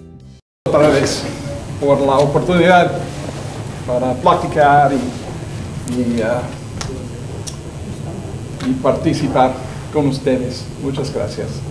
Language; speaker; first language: Spanish; non-native, learner; English